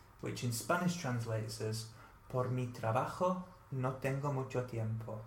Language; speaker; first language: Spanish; non-native, fluent; English